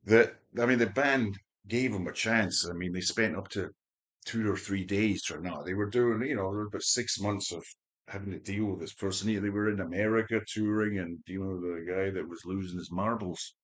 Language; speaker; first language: English; native; English